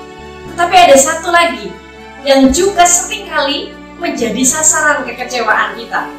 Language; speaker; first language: Indonesian; native; Indonesian